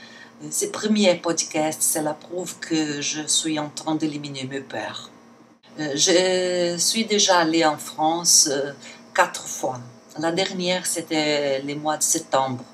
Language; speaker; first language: French; non-native, learner; Portuguese